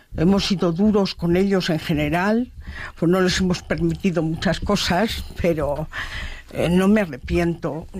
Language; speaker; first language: Spanish; native; Spanish